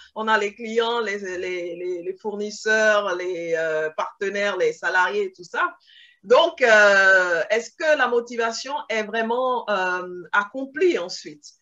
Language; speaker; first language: French; early bilingual, other home language; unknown